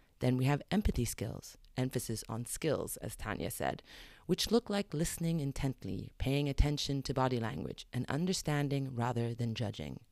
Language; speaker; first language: English; early bilingual, other home language; Arabic